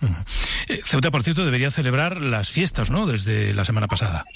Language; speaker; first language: Spanish; native; Spanish